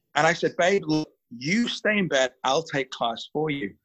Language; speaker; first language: English; native; English